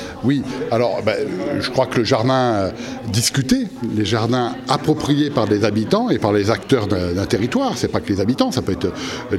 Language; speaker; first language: French; native; French